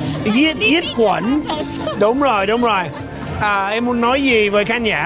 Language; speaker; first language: Vietnamese; non-native, fluent; English